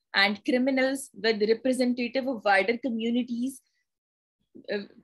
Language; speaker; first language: English; non-native, local second language; Urdu